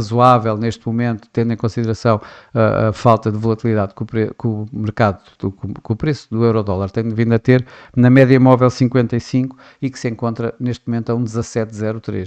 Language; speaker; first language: Portuguese; native; Portuguese